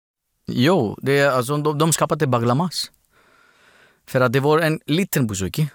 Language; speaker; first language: Swedish; non-native, fluent; Greek